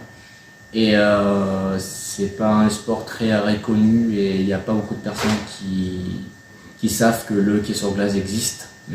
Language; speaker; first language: French; non-native, fluent; Spanish